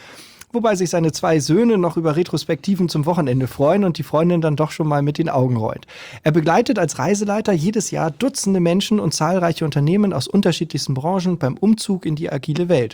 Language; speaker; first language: German; native; German